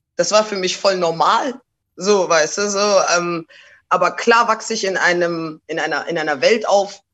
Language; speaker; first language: German; early bilingual, other home language; Portuguese